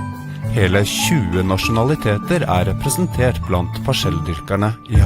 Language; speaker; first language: Norwegian; native; Norwegian